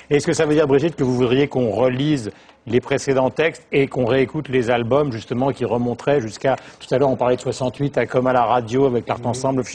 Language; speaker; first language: French; native; French